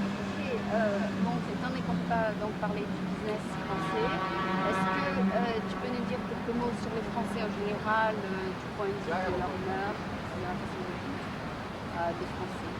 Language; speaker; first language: French; native; French